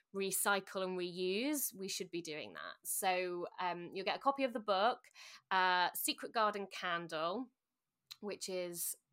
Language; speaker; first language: English; native; English